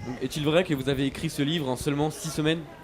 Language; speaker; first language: French; native; French